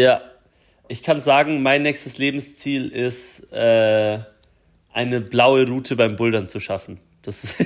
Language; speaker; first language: German; native; German